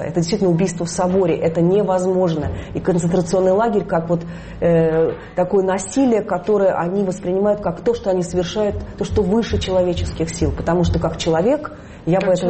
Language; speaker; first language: Russian; native; Russian